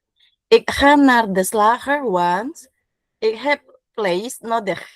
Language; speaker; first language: Dutch; non-native, learner; Indonesian